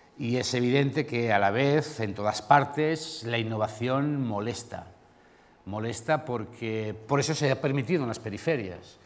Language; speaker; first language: Spanish; native; Spanish